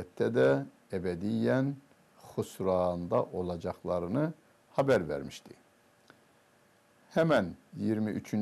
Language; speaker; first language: Turkish; native; Turkish